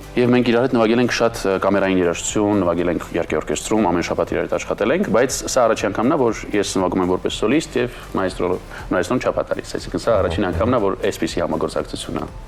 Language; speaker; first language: Armenian; native; Armenian